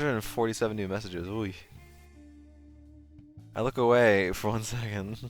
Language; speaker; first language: English; native; English